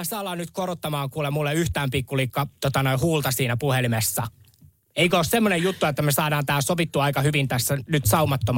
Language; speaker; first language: Finnish; native; Finnish